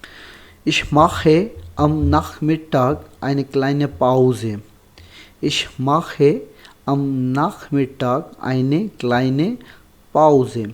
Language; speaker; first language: German; non-native, learner; Urdu